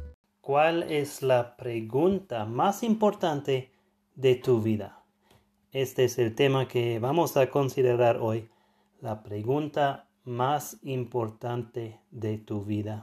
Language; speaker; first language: Spanish; non-native, fluent; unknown